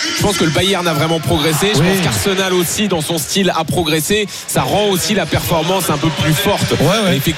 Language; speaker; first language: French; native; French